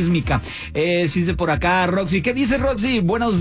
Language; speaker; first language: Spanish; native; Spanish